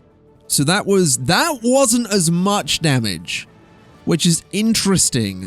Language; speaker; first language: English; native; English